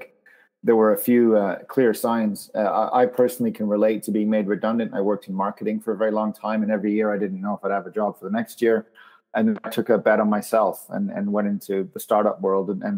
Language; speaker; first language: English; native; English